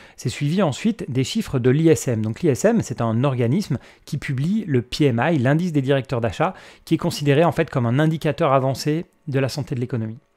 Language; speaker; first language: French; native; French